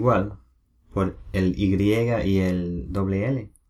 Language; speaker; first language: Spanish; non-native, learner; English